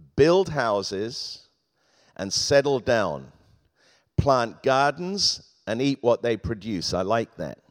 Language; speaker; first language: English; native; English